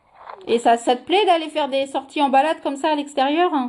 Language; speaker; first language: French; native; French